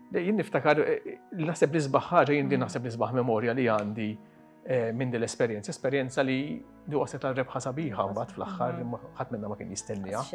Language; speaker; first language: Maltese; native; Maltese